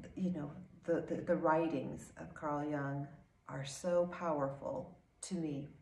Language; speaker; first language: English; native; English